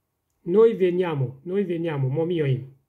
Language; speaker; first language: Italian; non-native, fluent; Persian